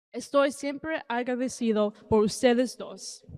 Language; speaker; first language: Spanish; early bilingual, heritage; Spanish